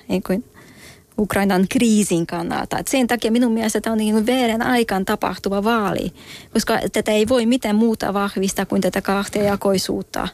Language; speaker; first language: Finnish; non-native, fluent; Hungarian